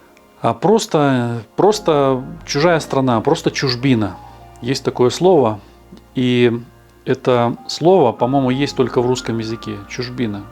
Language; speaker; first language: Russian; native; Russian